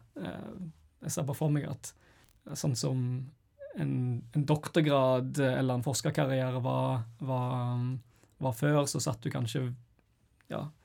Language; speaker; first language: Norwegian; native; Norwegian